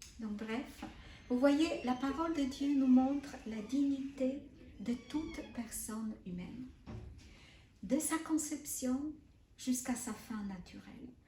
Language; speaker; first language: French; non-native, fluent; Polish